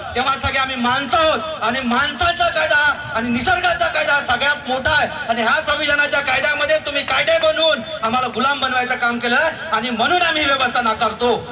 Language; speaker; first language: Marathi; native; Marathi